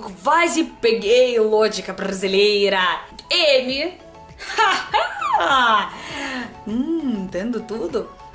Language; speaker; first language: Portuguese; non-native, learner; Russian